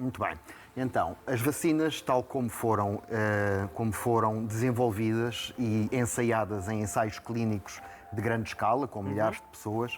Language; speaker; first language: Portuguese; native; Portuguese